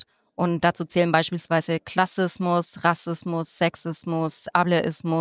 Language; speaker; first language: German; native; German